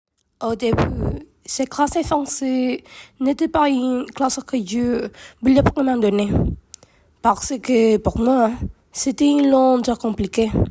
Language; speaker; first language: French; non-native, learner; Spanish